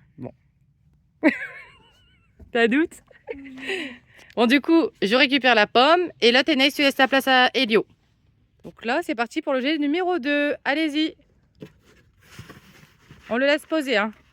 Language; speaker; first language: French; native; French